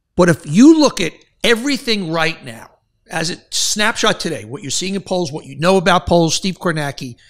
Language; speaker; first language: English; native; English